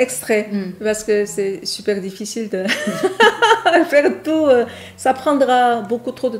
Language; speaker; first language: French; non-native, fluent; Korean